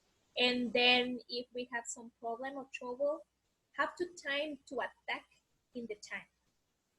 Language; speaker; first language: English; non-native, learner; Spanish